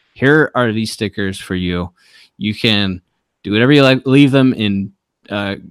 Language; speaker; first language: English; native; English